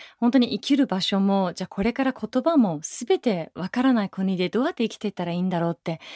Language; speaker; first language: Japanese; early bilingual, other home language; Persian